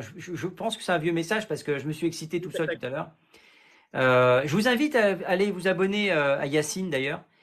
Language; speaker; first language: French; native; French